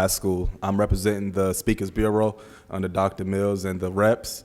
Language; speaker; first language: English; native; English